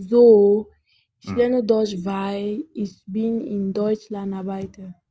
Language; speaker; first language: German; non-native, learner; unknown